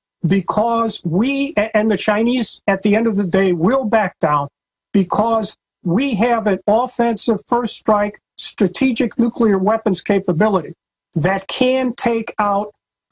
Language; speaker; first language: English; native; English